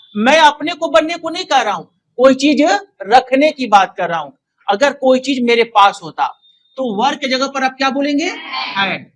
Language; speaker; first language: Hindi; native; Hindi